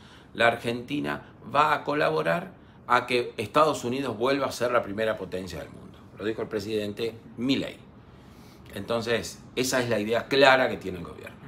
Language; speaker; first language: Spanish; native; Spanish